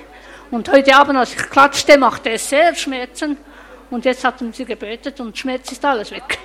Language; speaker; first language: German; non-native, learner; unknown